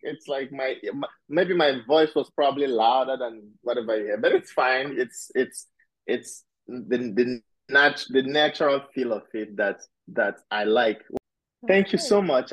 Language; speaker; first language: English; non-native, local second language; Igbo